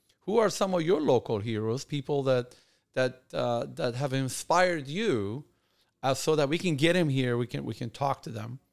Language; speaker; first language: English; non-native, fluent; Persian